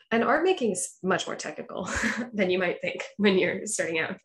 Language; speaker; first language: English; native; English